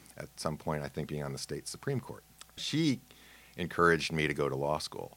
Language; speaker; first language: English; native; English